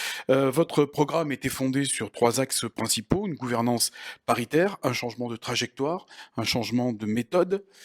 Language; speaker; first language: French; native; French